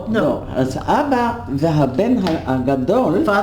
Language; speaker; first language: Hebrew; non-native, fluent; Polish